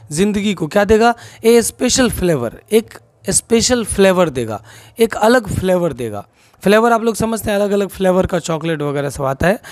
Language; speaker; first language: Hindi; non-native, local second language; Maithili